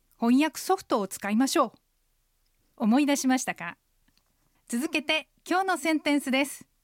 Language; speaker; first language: Japanese; native; Japanese